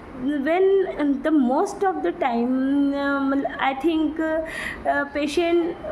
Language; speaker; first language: English; non-native, learner; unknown